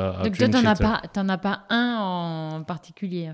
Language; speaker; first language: French; native; French